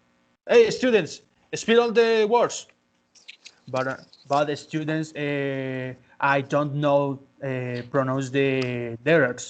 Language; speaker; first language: English; non-native, learner; Spanish